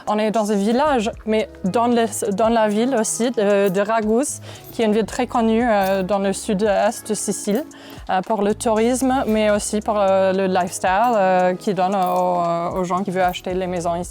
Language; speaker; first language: French; non-native, fluent; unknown